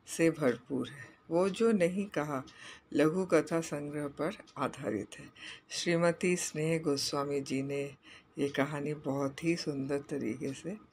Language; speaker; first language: Hindi; non-native, local second language; Bangla